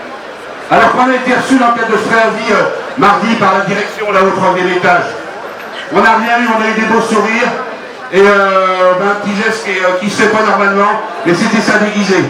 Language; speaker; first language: French; native; French